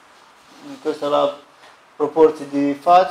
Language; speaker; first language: Italian; non-native, learner; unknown